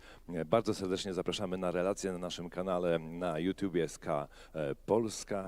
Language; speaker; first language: Polish; native; Polish